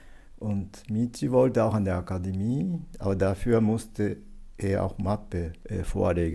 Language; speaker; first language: German; non-native, fluent; Japanese